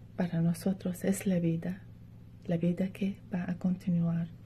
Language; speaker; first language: Spanish; non-native, fluent; Arabic